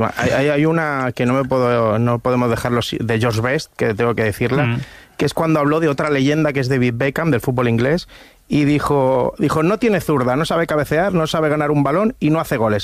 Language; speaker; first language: Spanish; native; Spanish